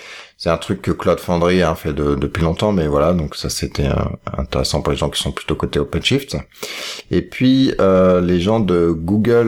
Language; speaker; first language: French; native; French